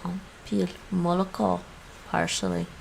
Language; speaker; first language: Russian; non-native, learner; English